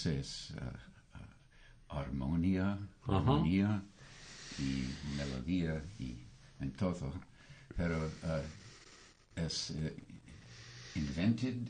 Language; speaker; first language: Spanish; non-native, learner; English